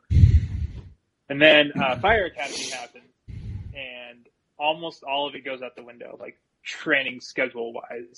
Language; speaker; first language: English; native; English